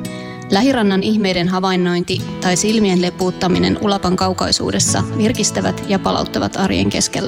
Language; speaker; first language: Finnish; native; Finnish